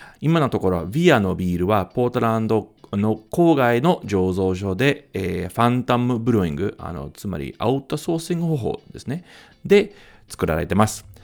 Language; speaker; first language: Japanese; non-native, fluent; English